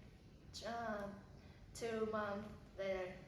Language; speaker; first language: English; non-native, learner; Vietnamese